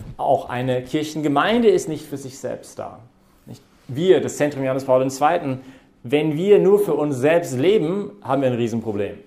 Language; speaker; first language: German; non-native, fluent; English